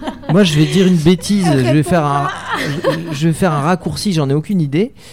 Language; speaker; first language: French; native; French